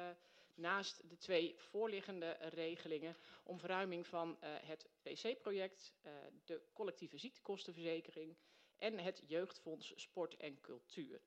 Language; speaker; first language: Dutch; native; Dutch